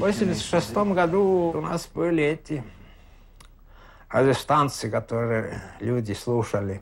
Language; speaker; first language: Russian; native; Russian